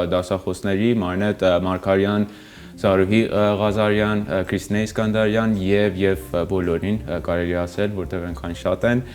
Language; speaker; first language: Armenian; early bilingual, heritage; Armenian